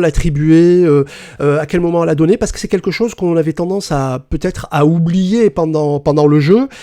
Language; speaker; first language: French; native; French